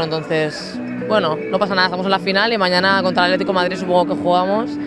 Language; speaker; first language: Spanish; native; Spanish